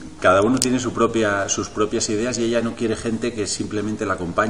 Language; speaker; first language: Spanish; native; Spanish